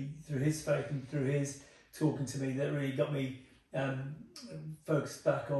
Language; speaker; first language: English; native; English